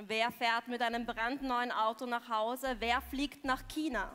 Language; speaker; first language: German; native; German